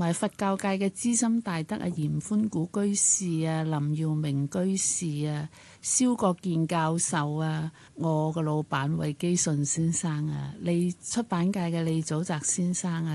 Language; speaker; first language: Chinese; non-native, local second language; Cantonese